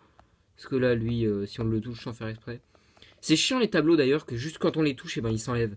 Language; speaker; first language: French; native; French